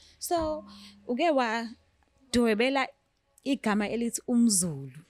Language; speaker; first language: Zulu; native; Zulu